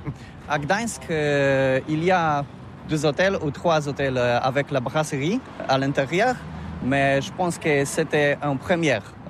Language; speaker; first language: French; non-native, learner; Polish